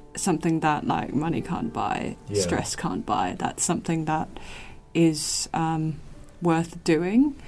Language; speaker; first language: English; non-native, local second language; Cantonese